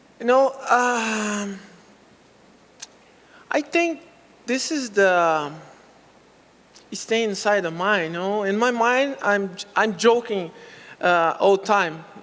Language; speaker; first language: English; non-native, local second language; Portuguese